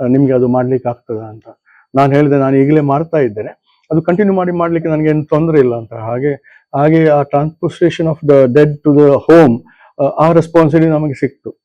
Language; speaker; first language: Kannada; non-native, local second language; Konkani